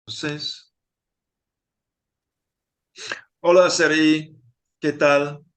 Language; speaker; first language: Spanish; non-native, fluent; English